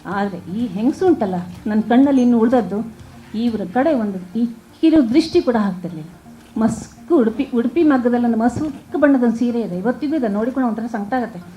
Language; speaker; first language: Kannada; native; Kannada